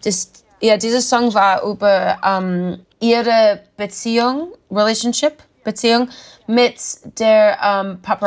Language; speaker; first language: German; non-native, learner; English